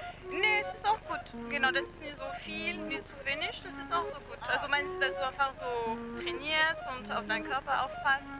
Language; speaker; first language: German; non-native, fluent; French